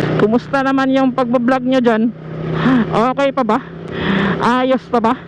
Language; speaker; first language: Filipino; non-native, local second language; Cebuano